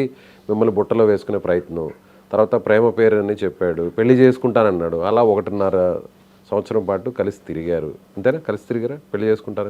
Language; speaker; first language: Telugu; native; Telugu